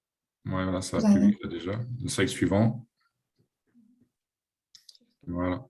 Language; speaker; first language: French; native; French